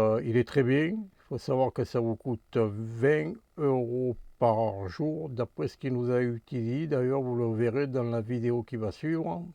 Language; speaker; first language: French; native; French